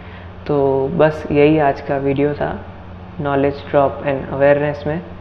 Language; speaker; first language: Hindi; native; Hindi